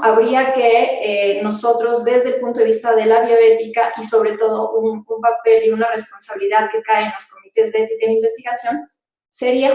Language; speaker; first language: Spanish; native; Spanish